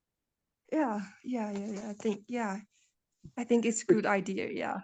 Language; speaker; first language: English; non-native, learner; Chinese